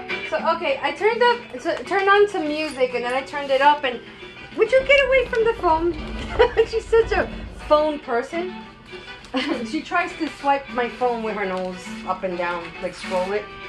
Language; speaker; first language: English; native; English